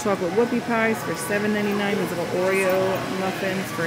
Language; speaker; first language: English; native; English